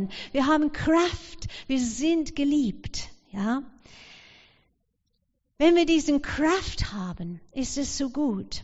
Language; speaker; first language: German; non-native, fluent; English